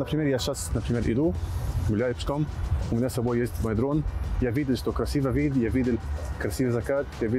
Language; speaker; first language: Russian; non-native, fluent; Arabic